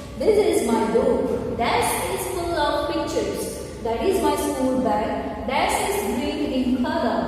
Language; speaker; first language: English; non-native, local second language; Hindi